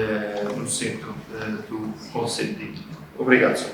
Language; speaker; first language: Portuguese; native; Portuguese